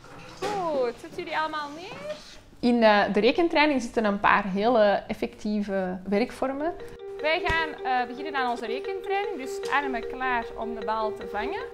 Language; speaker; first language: Dutch; native; Dutch